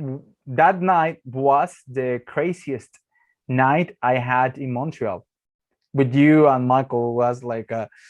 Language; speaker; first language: English; non-native, learner; Spanish